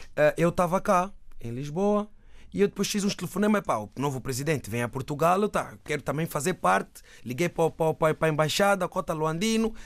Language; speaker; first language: Portuguese; native; Portuguese